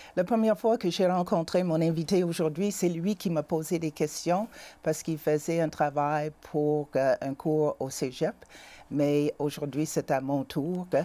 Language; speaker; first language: French; native; French